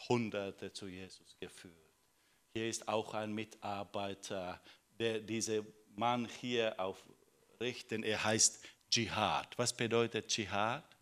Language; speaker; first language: German; non-native, fluent; Finnish